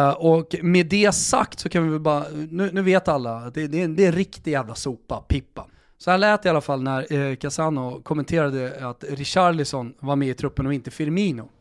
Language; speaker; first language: Swedish; native; Swedish